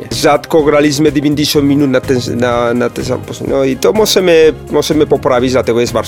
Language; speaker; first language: Polish; non-native, fluent; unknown